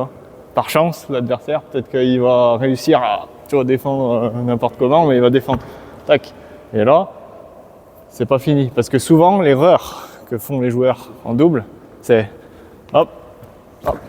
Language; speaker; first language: French; native; French